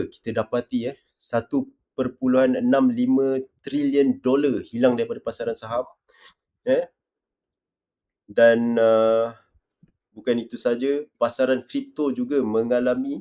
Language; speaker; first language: Malay; native; Malay